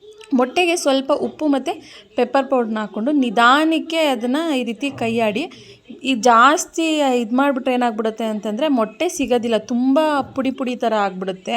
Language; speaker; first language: Kannada; native; Kannada